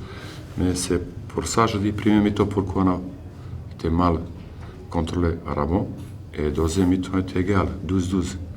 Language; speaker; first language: French; non-native, learner; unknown